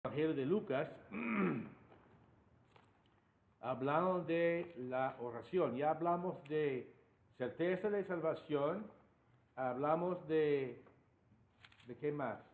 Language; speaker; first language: Spanish; non-native, fluent; English